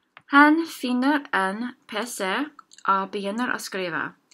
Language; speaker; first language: Norwegian; non-native, learner; English